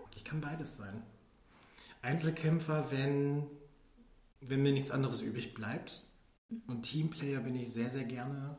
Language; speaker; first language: German; early bilingual, other home language; Filipino